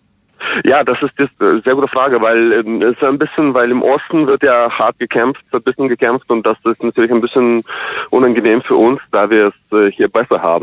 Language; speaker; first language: German; non-native, fluent; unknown